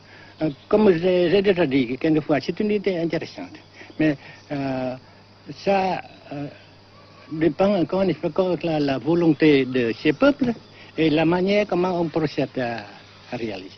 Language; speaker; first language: French; non-native, fluent; Vietnamese